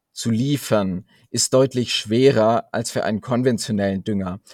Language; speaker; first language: German; native; German